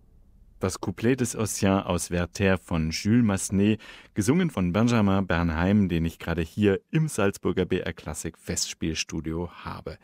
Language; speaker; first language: German; native; German